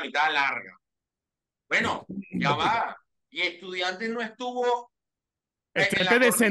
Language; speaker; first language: Spanish; native; Spanish